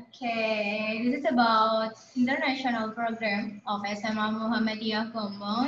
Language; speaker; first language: English; non-native, learner; Indonesian